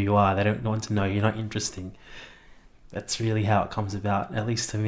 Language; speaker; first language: English; native; English